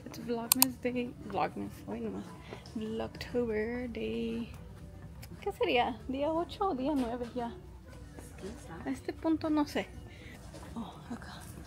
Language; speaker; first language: Spanish; early bilingual, heritage; Spanish